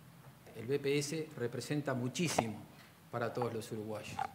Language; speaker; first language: Spanish; native; Spanish